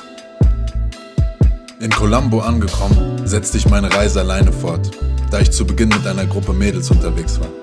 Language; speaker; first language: German; native; German